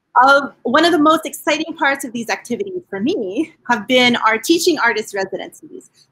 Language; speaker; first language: English; native; English